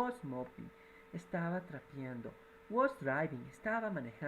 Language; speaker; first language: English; non-native, fluent; Spanish